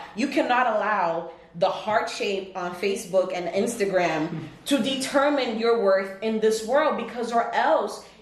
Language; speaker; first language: English; early bilingual, other home language; Portuguese